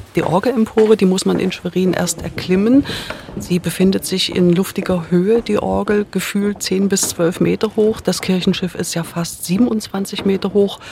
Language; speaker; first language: German; native; German